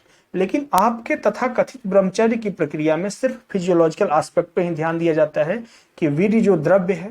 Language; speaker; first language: Hindi; native; Hindi